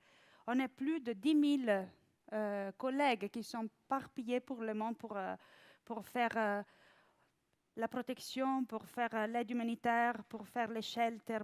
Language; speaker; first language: French; non-native, fluent; Italian